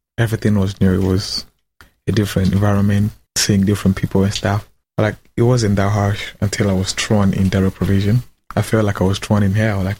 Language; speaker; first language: English; non-native, local second language; Kinyarwanda